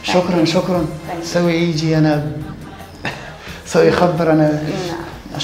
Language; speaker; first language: Arabic; non-native, learner; Persian